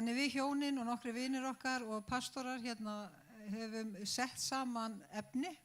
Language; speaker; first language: Icelandic; non-native, fluent; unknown